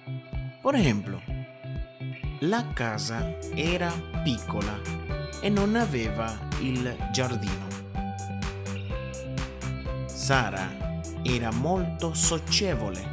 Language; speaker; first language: Italian; non-native, fluent; Spanish